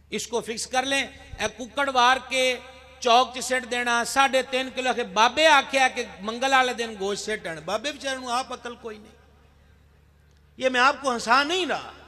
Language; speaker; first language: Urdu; non-native, local second language; Punjabi